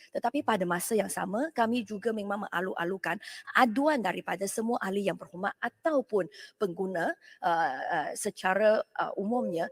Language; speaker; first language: Malay; non-native, local second language; Chinese